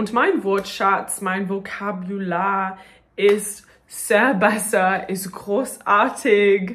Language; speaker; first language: German; non-native, learner; English